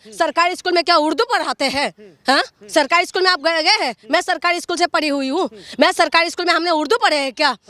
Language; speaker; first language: Hindi; non-native, local second language; Assamese